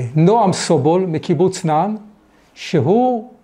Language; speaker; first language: Hebrew; early bilingual, other home language; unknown